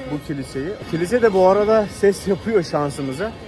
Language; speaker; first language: Turkish; native; Turkish